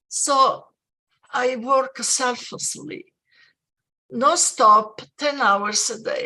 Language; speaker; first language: English; non-native, fluent; Italian